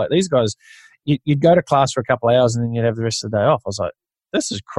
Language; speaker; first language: English; native; English